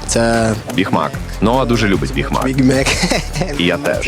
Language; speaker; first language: Ukrainian; non-native, learner; Portuguese